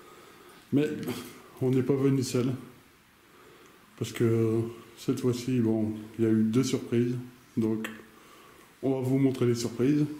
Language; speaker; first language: French; native; French